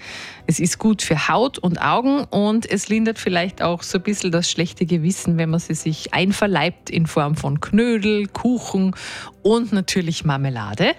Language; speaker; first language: German; native; German